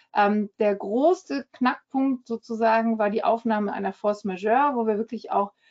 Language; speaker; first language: German; early bilingual, heritage; German